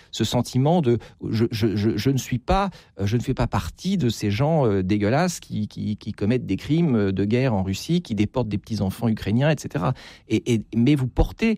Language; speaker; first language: French; native; French